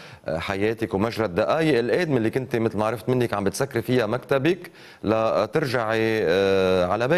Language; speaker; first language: Arabic; native; Arabic